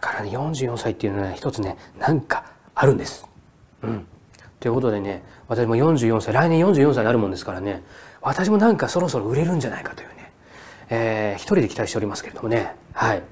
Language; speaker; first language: Japanese; native; Japanese